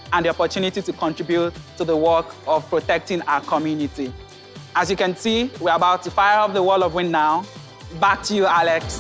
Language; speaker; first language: English; non-native, local second language; Yoruba